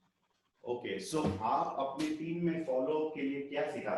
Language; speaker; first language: Hindi; native; Hindi